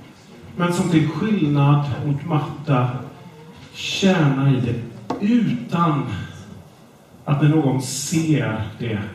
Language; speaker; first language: Swedish; non-native, fluent; English